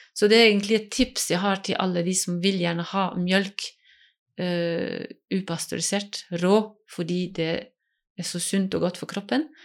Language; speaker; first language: Norwegian; non-native, fluent; French